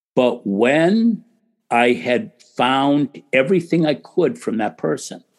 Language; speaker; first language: English; native; English